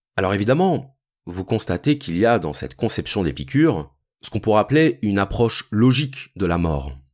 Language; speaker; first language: French; native; French